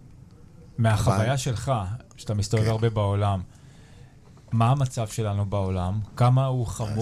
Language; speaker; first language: Hebrew; native; Hebrew